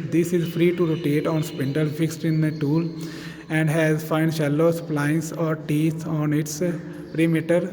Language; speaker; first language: English; non-native, local second language; Punjabi